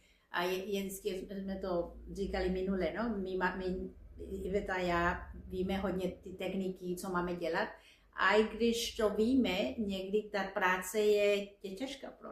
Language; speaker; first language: Czech; non-native, fluent; Spanish